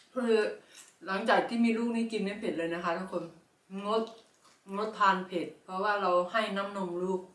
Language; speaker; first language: Thai; non-native, local second language; Northeastern Thai